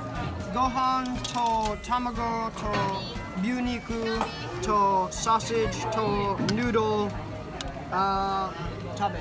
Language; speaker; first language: Japanese; non-native, learner; English